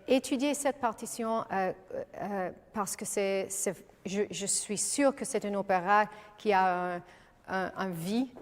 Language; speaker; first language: French; non-native, fluent; English